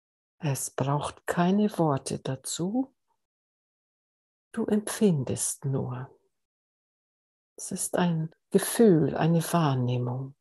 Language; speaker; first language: German; native; German